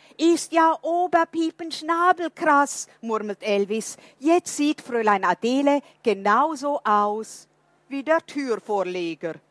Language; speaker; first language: German; non-native, fluent; Portuguese